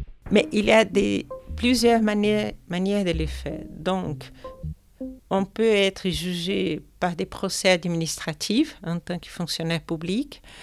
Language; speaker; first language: French; non-native, fluent; Portuguese